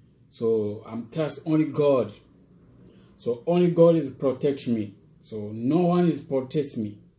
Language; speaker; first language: English; non-native, learner; Lingala